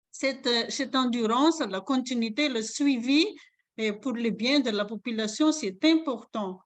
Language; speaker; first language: French; non-native, local second language; Malagasy